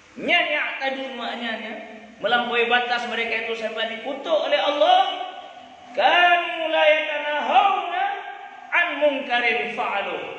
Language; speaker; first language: Malay; non-native, local second language; Achinese